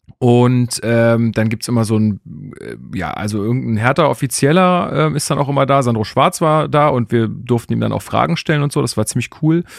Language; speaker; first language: German; native; German